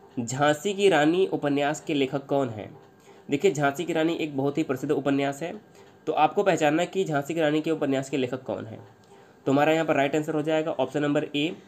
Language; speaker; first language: Hindi; native; Hindi